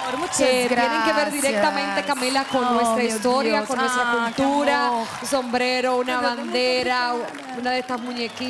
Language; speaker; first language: Spanish; native; Spanish